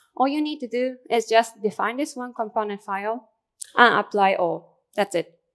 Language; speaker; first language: English; non-native, fluent; Japanese